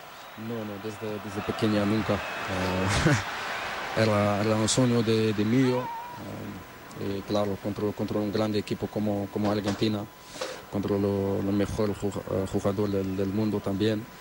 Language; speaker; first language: Spanish; non-native, learner; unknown